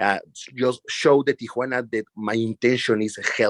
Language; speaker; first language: English; non-native, learner; Spanish